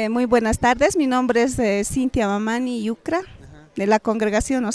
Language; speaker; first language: Spanish; non-native, local second language; Quechua